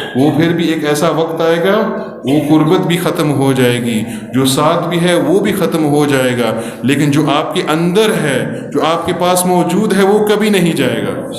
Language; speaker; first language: Urdu; early bilingual, heritage; Urdu